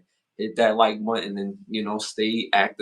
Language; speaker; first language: English; native; English